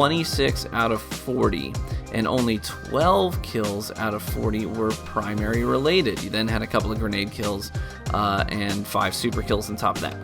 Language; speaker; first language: English; native; English